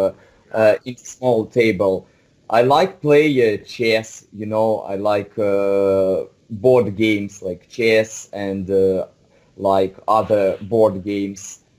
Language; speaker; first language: English; non-native, fluent; Russian